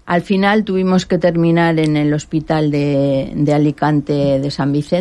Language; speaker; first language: Spanish; native; Spanish